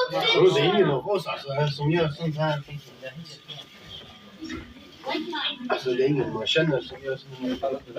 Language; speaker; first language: Swedish; non-native, local second language; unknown